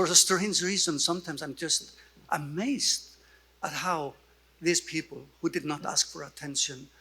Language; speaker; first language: English; non-native, fluent; Icelandic